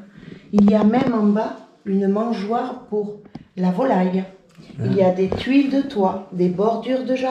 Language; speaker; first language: French; native; French